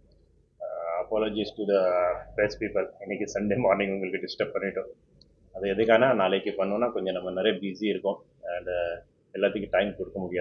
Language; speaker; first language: Tamil; non-native, fluent; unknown